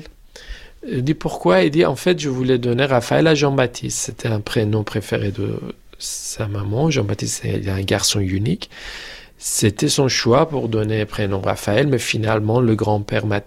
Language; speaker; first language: French; non-native, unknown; Persian